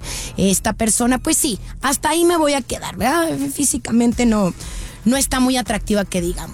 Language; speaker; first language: Spanish; native; Spanish